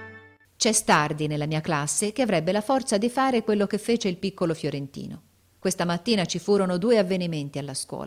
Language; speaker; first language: Italian; native; Italian